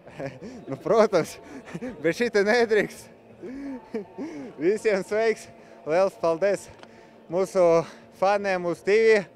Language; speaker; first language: Latvian; non-native, local second language; Russian